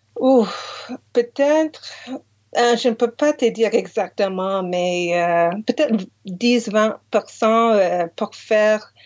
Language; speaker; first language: French; non-native, fluent; English